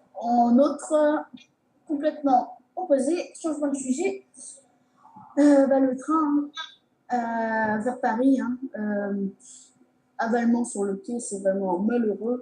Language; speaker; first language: French; native; French